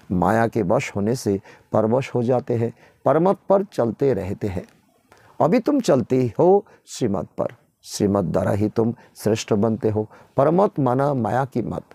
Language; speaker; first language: Hindi; non-native, local second language; Bangla